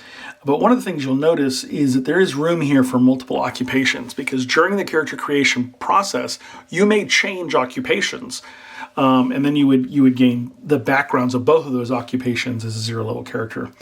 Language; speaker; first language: English; native; English